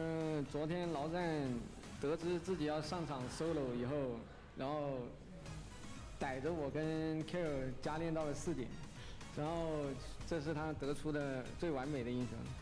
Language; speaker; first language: Chinese; native; Chinese